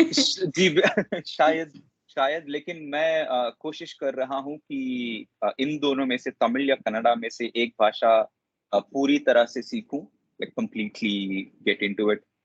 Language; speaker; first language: Hindi; non-native, local second language; Telugu